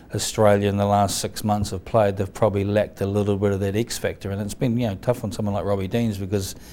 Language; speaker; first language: English; native; English